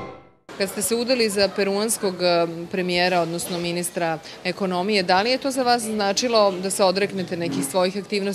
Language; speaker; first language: Serbian; native; Serbian